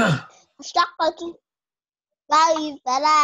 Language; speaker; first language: Arabic; non-native, learner; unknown